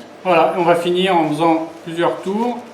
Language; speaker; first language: French; native; French